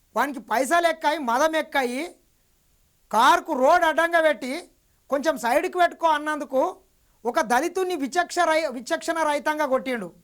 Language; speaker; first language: Telugu; native; Telugu